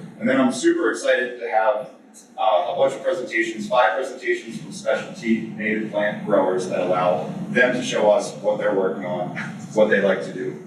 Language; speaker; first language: English; native; English